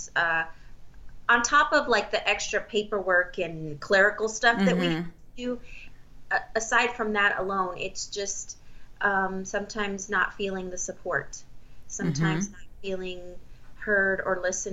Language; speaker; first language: English; early bilingual, other home language; Spanish